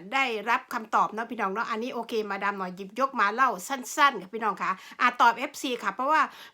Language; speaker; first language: Thai; non-native, local second language; Northeastern Thai